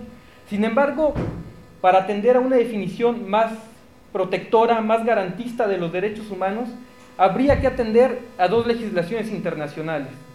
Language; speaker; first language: Spanish; native; Spanish